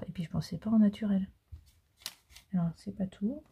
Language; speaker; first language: French; native; French